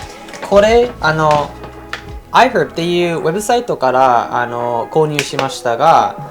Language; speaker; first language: Japanese; non-native, fluent; English